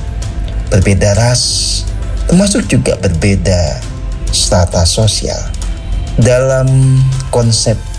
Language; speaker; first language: Indonesian; native; Indonesian